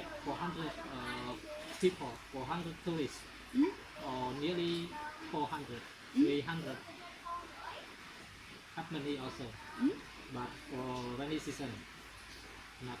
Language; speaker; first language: English; non-native, learner; Khmer